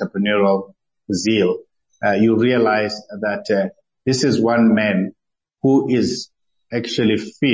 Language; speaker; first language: English; non-native, local second language; Southern Sotho